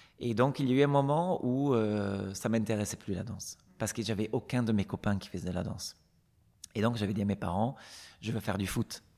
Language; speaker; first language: French; non-native, fluent; Italian